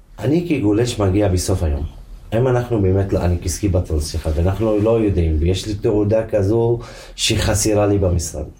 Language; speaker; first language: Hebrew; non-native, local second language; Arabic